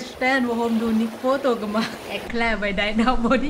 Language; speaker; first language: German; non-native, learner; Thai